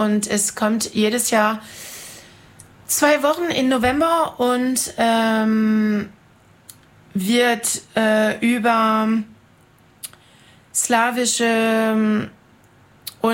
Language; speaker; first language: German; non-native, fluent; French